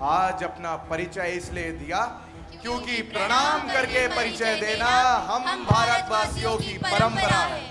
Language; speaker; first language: Hindi; native; Hindi